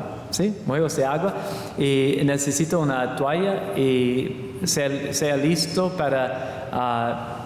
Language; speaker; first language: Spanish; non-native, learner; English